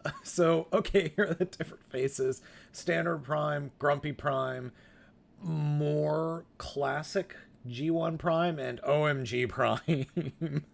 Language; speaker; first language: English; native; English